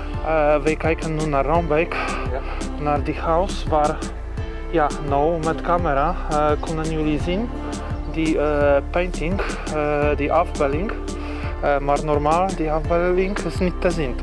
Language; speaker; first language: Dutch; non-native, learner; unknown